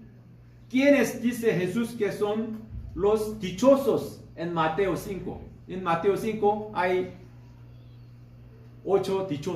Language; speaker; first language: Spanish; non-native, fluent; Korean